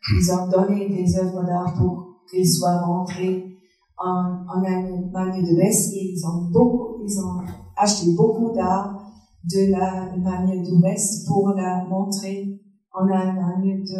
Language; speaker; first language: French; non-native, fluent; German